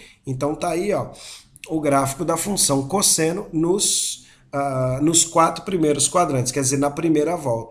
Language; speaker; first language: Portuguese; native; Portuguese